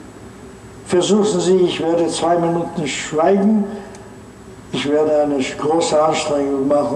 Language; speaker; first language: German; non-native, fluent; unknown